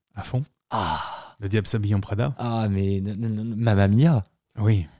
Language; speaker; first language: French; early bilingual, other home language; Arabic